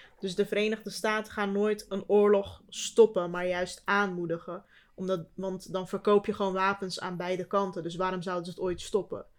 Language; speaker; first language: Dutch; early bilingual, other home language; Turkish